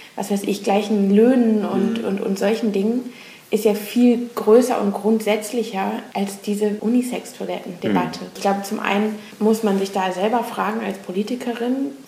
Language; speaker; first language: German; native; German